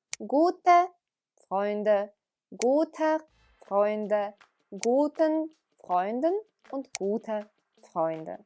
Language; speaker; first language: German; non-native, fluent; Ukrainian